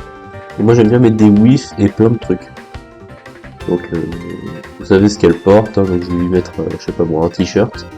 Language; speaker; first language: French; native; French